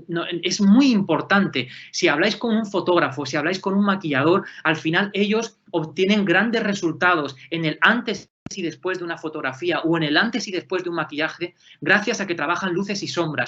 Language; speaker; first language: Spanish; native; Spanish